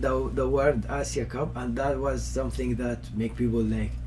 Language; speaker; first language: English; non-native, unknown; Arabic